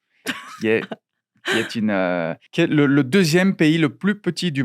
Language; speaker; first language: French; non-native, fluent; Portuguese